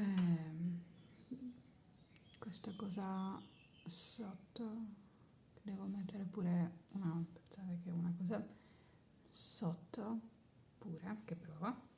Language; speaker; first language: Italian; non-native, learner; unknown